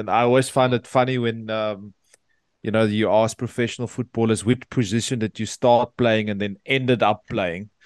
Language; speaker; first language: English; non-native, local second language; Afrikaans